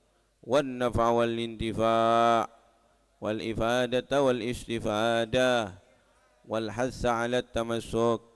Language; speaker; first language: Arabic; non-native, fluent; Indonesian